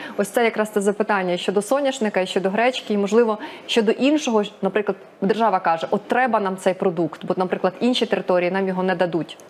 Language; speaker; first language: Ukrainian; native; Ukrainian